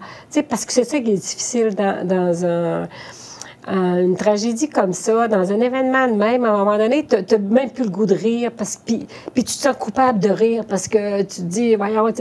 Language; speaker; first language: French; native; French